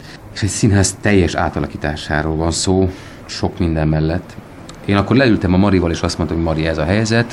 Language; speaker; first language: Hungarian; native; Hungarian